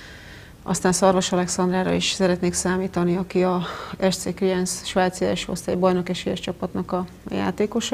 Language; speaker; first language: Hungarian; native; Hungarian